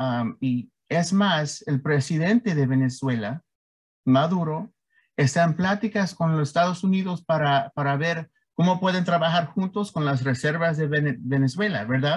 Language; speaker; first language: Spanish; early bilingual, heritage; Spanish